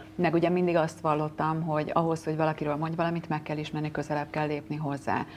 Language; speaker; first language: Hungarian; native; Hungarian